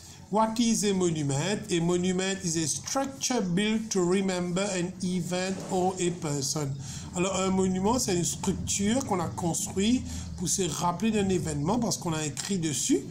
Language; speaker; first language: French; non-native, local second language; Morisyen